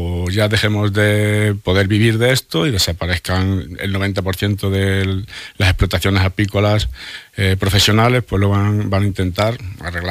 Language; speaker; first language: Spanish; native; Spanish